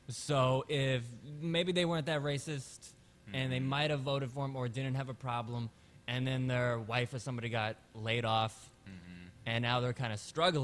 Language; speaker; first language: English; early bilingual, other home language; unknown